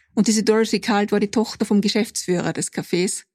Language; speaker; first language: German; native; German